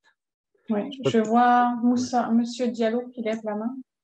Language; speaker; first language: French; native; French